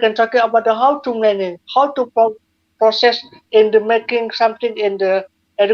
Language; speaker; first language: English; non-native, learner; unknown